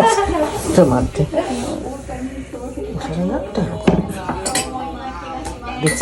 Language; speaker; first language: Japanese; native; Japanese